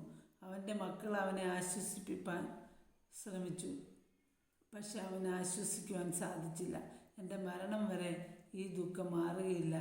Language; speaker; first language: Malayalam; native; Malayalam